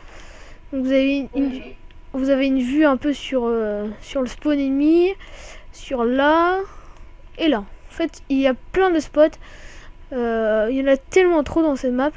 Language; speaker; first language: French; native; French